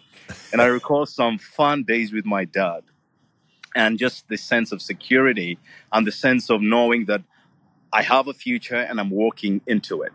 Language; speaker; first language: English; non-native, local second language; Ganda